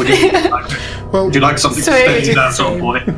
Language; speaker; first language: English; native; English